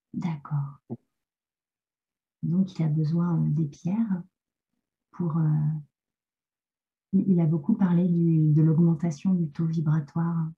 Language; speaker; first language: French; native; French